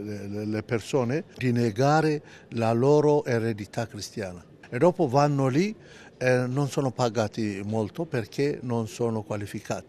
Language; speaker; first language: Italian; non-native, fluent; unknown